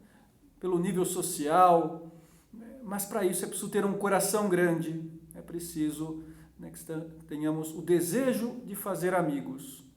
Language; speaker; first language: Portuguese; native; Portuguese